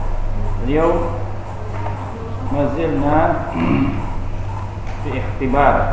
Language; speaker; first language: Arabic; non-native, fluent; Indonesian